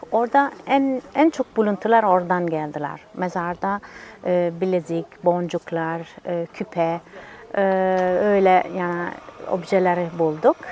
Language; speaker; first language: Turkish; non-native, learner; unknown